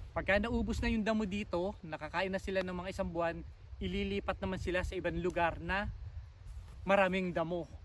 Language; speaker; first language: Filipino; native; Filipino